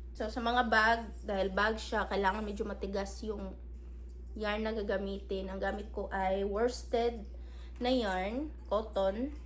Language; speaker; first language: Filipino; non-native, local second language; Cebuano